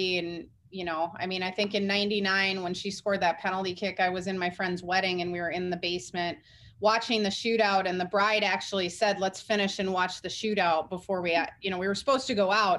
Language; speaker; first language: English; native; English